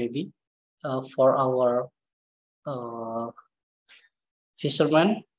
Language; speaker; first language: English; non-native, learner; Indonesian